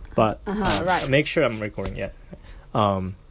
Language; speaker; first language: English; non-native, fluent; Japanese